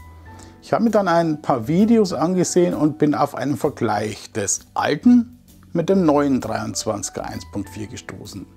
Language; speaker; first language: German; native; German